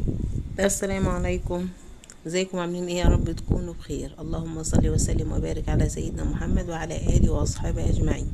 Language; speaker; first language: Arabic; native; Arabic